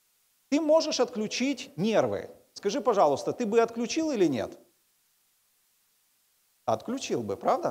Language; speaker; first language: Russian; native; Russian